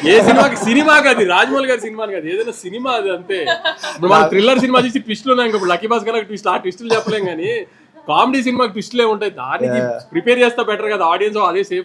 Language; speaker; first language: Telugu; native; Telugu